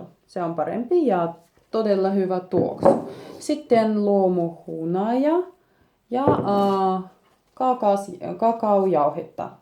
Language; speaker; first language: Finnish; non-native, learner; Russian